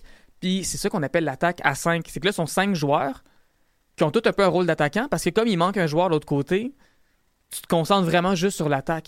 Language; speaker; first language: French; native; French